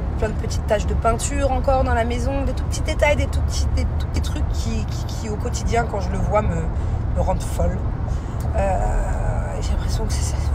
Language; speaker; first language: French; native; French